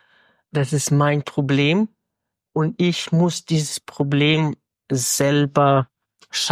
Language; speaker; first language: German; non-native, fluent; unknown